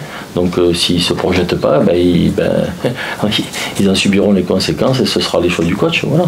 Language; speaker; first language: French; native; French